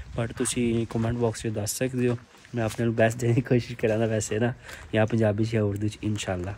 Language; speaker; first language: Punjabi; non-native, local second language; Urdu